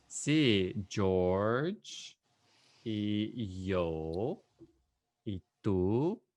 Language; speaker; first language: Spanish; non-native, fluent; English